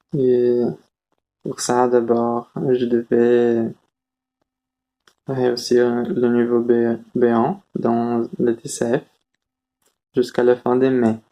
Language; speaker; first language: French; non-native, learner; Portuguese